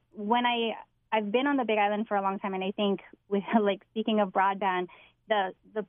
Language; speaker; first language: English; native; English